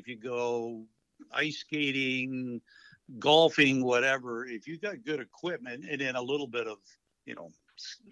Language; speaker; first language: English; native; English